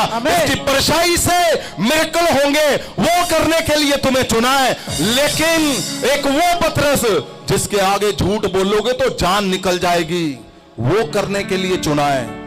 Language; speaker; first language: Hindi; non-native, local second language; Punjabi